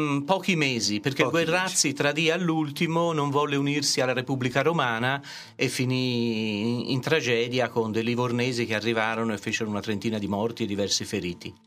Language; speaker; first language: Italian; native; Italian